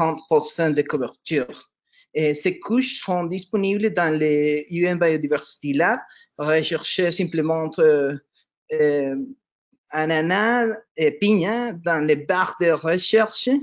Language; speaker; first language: French; non-native, learner; Spanish